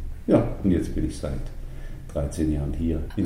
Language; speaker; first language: German; native; German